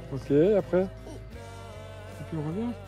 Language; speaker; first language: French; native; French